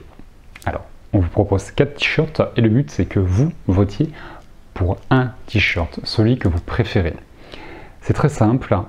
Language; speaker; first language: French; native; French